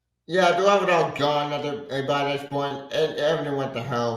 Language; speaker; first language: English; native; English